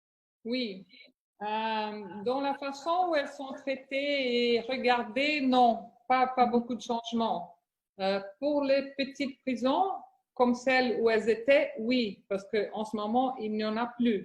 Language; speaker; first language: French; non-native, fluent; Portuguese